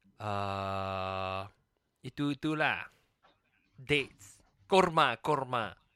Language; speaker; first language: Malay; non-native, local second language; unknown